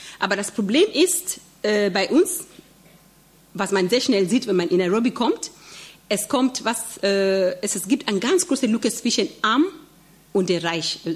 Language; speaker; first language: German; non-native, fluent; Swahili